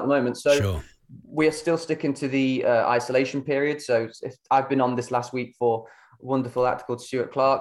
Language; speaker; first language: English; native; English